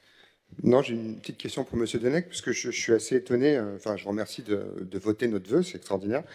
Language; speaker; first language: French; native; French